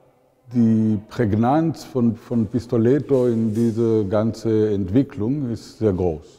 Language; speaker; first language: German; non-native, fluent; Italian